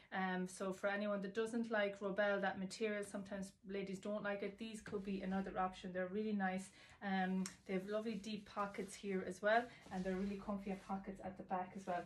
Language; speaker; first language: English; native; English